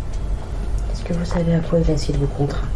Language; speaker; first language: French; native; French